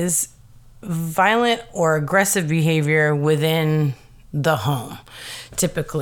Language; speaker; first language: English; native; English